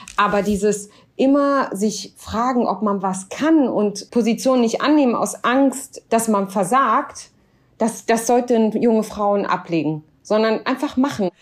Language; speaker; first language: German; early bilingual, other home language; Arabic